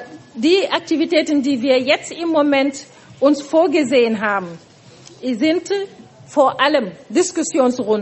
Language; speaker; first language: German; non-native, fluent; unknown